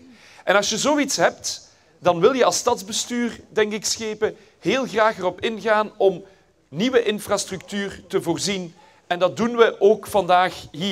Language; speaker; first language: Dutch; native; Dutch